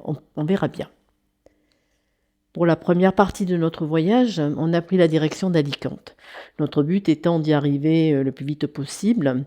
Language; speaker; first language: French; native; French